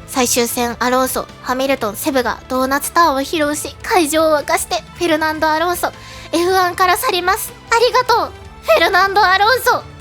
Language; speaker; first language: Japanese; native; Japanese